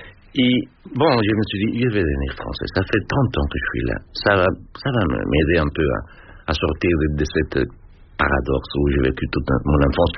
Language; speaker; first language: French; non-native, fluent; Spanish